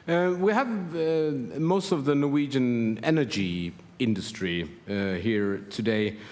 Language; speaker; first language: English; non-native, fluent; Norwegian